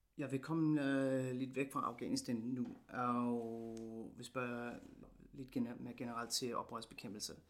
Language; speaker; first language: Danish; non-native, fluent; English